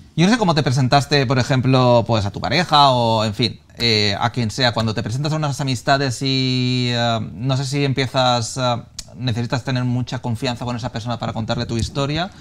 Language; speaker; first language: Spanish; native; Spanish